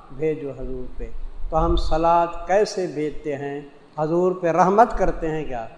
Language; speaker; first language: Urdu; non-native, local second language; Punjabi